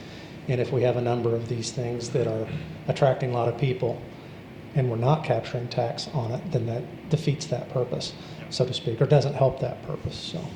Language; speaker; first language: English; native; English